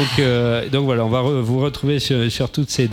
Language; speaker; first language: French; native; French